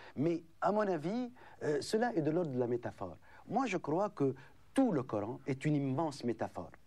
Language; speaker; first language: French; non-native, local second language; Arabic